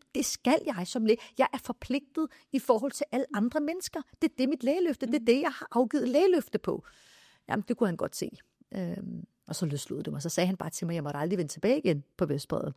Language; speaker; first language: Danish; early bilingual, other home language; Arabic